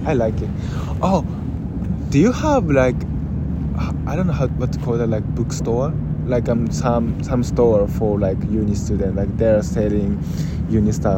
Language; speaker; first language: English; non-native, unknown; Japanese